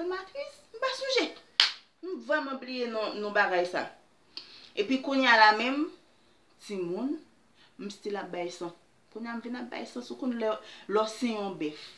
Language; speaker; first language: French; non-native, learner; Haitian Creole